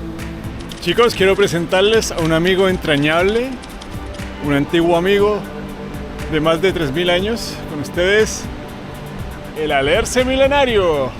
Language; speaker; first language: Spanish; native; Spanish